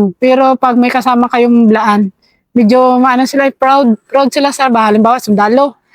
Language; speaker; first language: Filipino; non-native, local second language; Cebuano